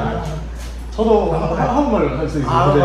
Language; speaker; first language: Korean; non-native, learner; Spanish